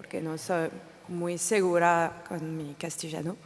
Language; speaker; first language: Spanish; non-native, learner; French